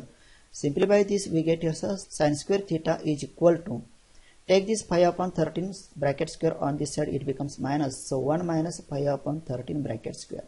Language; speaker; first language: English; non-native, local second language; Marathi